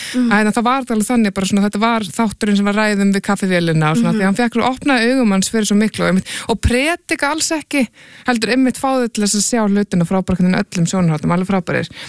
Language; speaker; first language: Icelandic; native; Icelandic